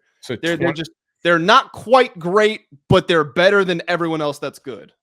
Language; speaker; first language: English; native; English